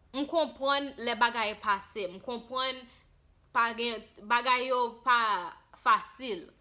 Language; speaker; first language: Haitian Creole; early bilingual, heritage; Haitian Creole